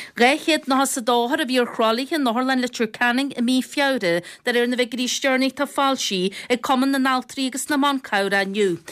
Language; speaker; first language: Irish; native; Irish